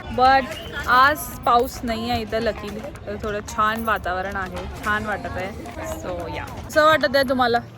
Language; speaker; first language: Marathi; non-native, local second language; Hindi